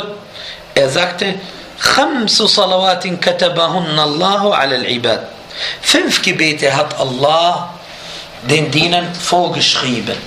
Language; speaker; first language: German; non-native, fluent; Arabic